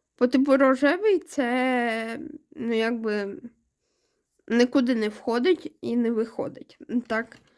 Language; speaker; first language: Ukrainian; non-native, local second language; Russian